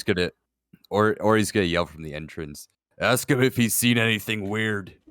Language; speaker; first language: English; native; English